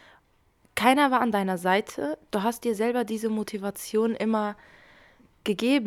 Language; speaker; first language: German; early bilingual, other home language; Kurdish